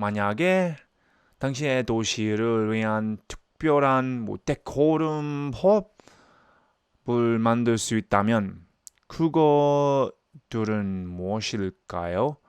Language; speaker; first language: Korean; non-native, learner; English